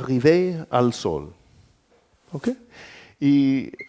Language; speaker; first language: French; non-native, learner; English